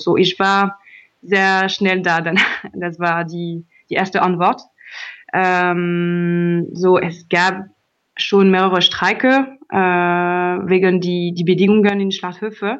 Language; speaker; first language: German; non-native, learner; French